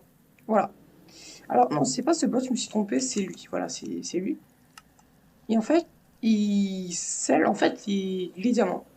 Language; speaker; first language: French; native; French